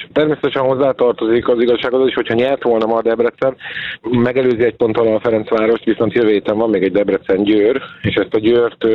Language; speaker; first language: Hungarian; native; Hungarian